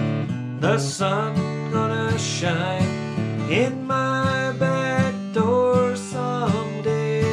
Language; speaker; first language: English; native; English